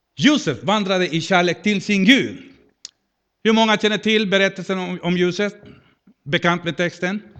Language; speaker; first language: Swedish; non-native, fluent; Spanish